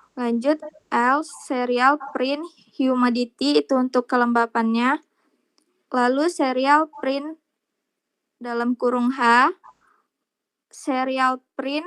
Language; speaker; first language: Indonesian; native; Indonesian